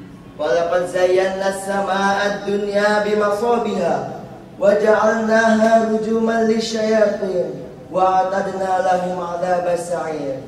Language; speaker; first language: Arabic; non-native, learner; Indonesian